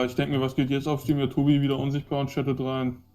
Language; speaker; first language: German; native; German